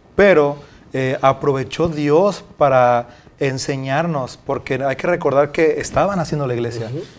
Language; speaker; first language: Spanish; native; Spanish